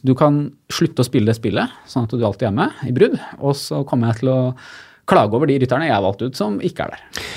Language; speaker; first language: Norwegian; native; Norwegian